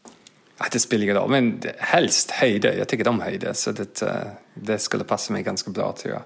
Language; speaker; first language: Swedish; non-native, fluent; English